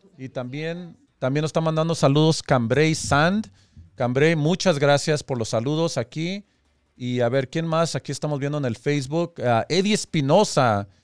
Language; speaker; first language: Spanish; early bilingual, heritage; Spanish